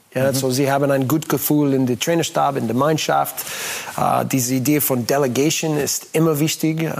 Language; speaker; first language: German; non-native, learner; English